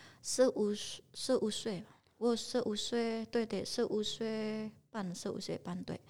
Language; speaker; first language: Chinese; non-native, learner; Indonesian